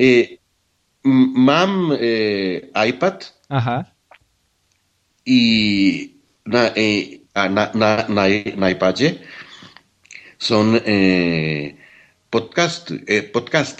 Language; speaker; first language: Polish; non-native, learner; Spanish